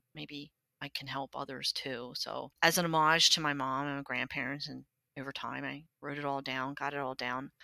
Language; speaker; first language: English; native; English